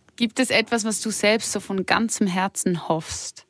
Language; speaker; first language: German; native; German